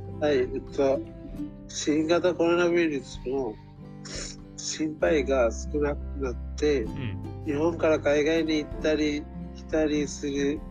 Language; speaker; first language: Japanese; non-native, learner; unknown